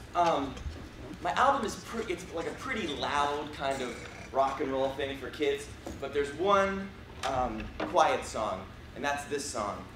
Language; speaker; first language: English; native; English